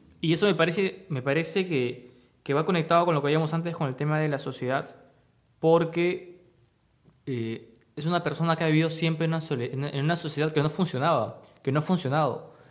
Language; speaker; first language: Spanish; native; Spanish